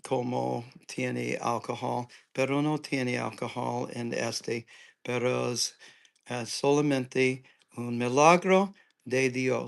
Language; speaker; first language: Spanish; non-native, learner; English